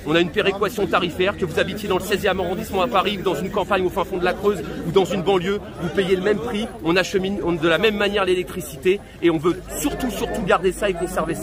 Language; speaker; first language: French; native; French